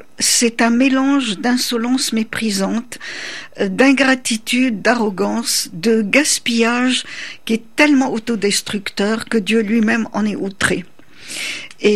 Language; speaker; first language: French; non-native, local second language; Arabic